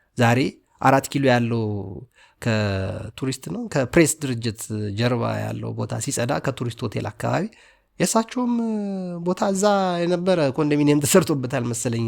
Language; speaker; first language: Amharic; native; Amharic